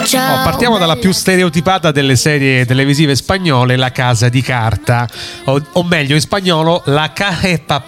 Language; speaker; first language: Italian; native; Italian